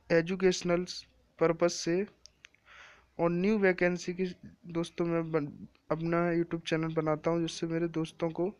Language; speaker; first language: Hindi; native; Hindi